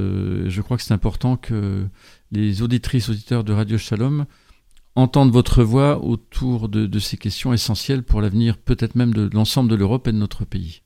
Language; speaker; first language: French; native; French